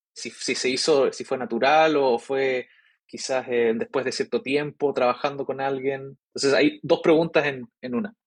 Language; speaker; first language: Spanish; native; Spanish